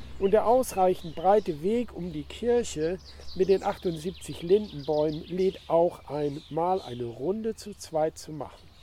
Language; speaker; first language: German; native; German